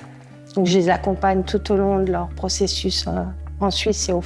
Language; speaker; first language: French; native; French